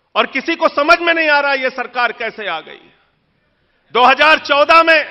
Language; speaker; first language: Hindi; native; Hindi